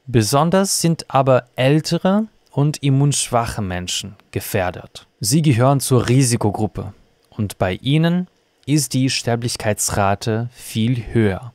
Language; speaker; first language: German; non-native, fluent; Russian